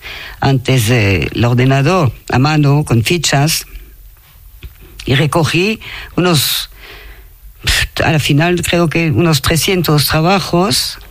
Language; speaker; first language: Spanish; non-native, fluent; French